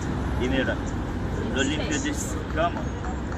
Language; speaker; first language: Spanish; non-native, learner; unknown